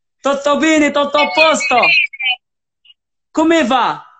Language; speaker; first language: Italian; non-native, learner; Arabic